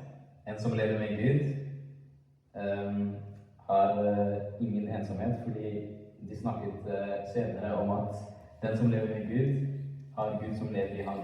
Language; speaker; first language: Norwegian; early bilingual, other home language; Amharic